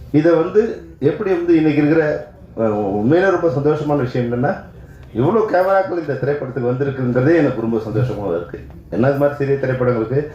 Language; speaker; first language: Tamil; native; Tamil